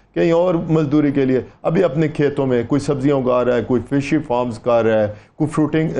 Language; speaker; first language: Urdu; native; Urdu